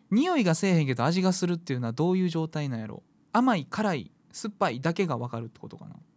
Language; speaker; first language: Japanese; native; Japanese